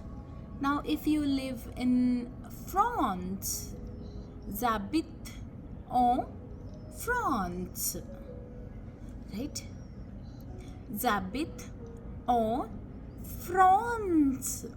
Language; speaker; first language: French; non-native, fluent; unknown